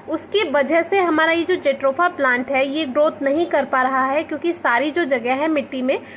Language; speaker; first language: Hindi; native; Hindi